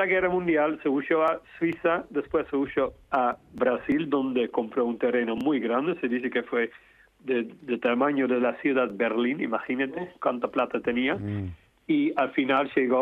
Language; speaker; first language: Spanish; non-native, fluent; Dutch